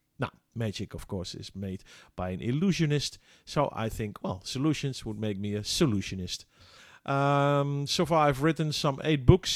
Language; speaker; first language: English; non-native, fluent; Dutch